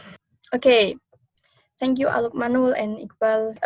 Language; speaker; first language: English; non-native, learner; Indonesian